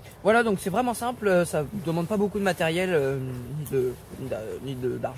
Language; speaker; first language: French; native; French